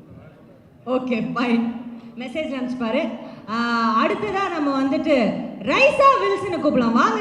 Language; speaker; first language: Tamil; native; Tamil